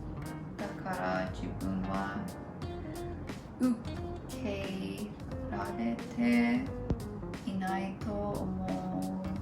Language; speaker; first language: Japanese; non-native, learner; English